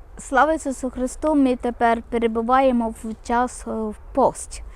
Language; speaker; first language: Ukrainian; non-native, local second language; Malayalam